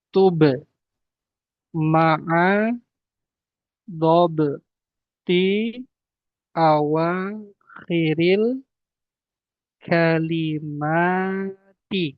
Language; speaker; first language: Arabic; non-native, fluent; Indonesian